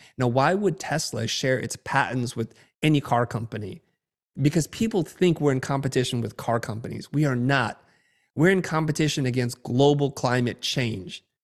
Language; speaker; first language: English; early bilingual, other home language; Vietnamese